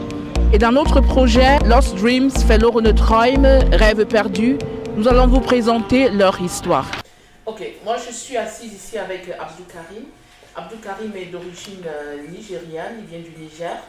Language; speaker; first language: French; native; French